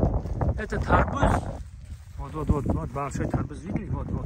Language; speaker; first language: Russian; non-native, learner; Tajik